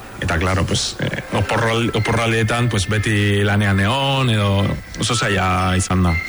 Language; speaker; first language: Basque; non-native, fluent; Spanish